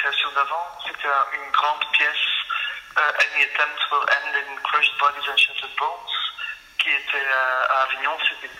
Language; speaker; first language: French; non-native, fluent; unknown